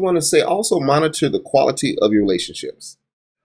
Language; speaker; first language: English; native; English